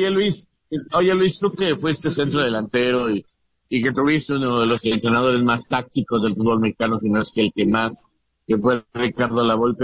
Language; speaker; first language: Spanish; native; Spanish